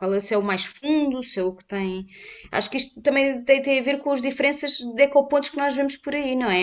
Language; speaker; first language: Portuguese; native; Portuguese